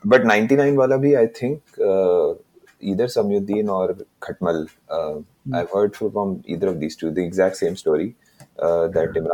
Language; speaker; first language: English; non-native, local second language; Hindi